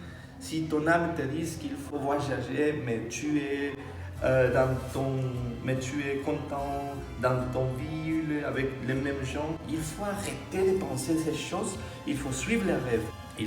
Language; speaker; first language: French; non-native, fluent; Spanish